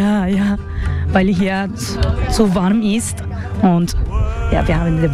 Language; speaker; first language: German; non-native, learner; Spanish